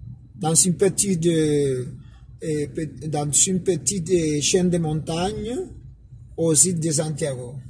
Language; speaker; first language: French; non-native, fluent; Spanish